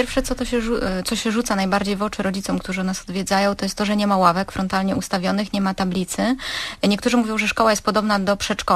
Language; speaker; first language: Polish; native; Polish